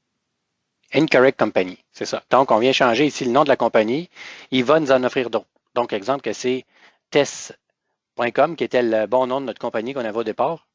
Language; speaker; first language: French; native; French